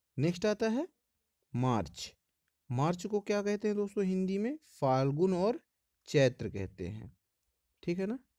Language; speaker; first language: Hindi; native; Hindi